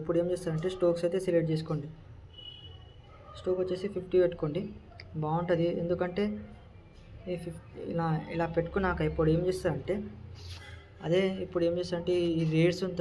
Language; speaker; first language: Telugu; native; Telugu